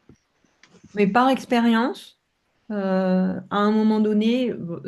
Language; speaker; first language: French; native; French